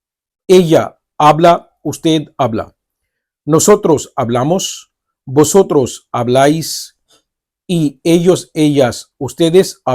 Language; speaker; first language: Spanish; non-native, fluent; Urdu